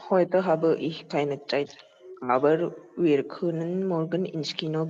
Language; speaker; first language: German; non-native, learner; Indonesian